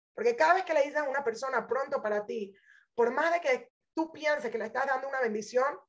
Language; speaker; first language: Spanish; native; Spanish